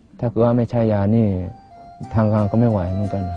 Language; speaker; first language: Thai; non-native, local second language; Akha